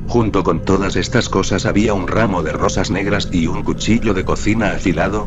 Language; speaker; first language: Spanish; native; Spanish